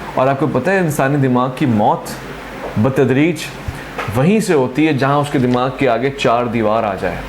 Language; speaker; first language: Urdu; non-native, local second language; Sindhi